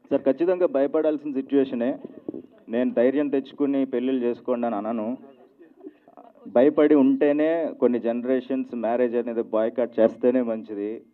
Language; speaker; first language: Telugu; native; Telugu